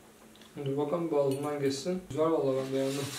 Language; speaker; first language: Turkish; native; Turkish